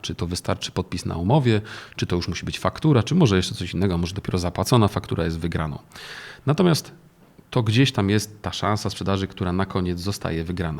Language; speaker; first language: Polish; native; Polish